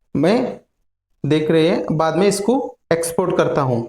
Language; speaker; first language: Hindi; non-native, local second language; Kannada